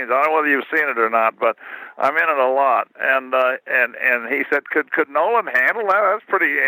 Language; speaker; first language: English; native; English